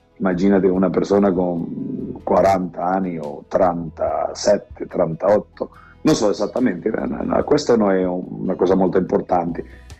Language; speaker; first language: Italian; non-native, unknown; Romanian